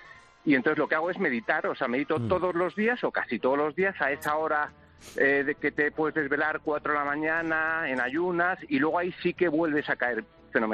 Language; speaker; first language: Spanish; native; Spanish